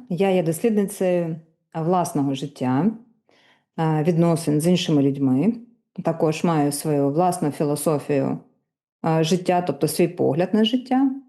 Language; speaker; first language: Ukrainian; non-native, local second language; Russian